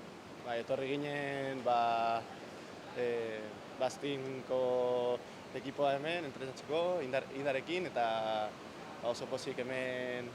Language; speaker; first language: Basque; non-native, local second language; Spanish